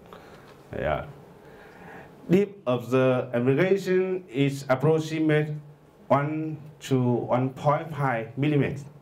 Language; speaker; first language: English; non-native, learner; Vietnamese